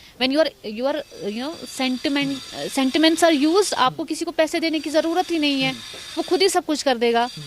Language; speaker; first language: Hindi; non-native, local second language; Kashmiri